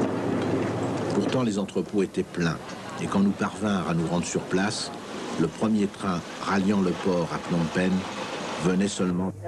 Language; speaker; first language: French; native; French